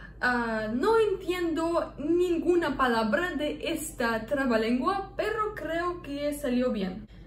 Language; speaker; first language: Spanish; non-native, fluent; Russian